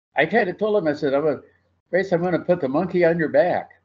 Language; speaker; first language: English; native; English